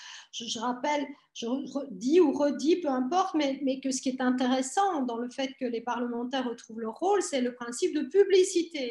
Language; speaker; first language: French; native; French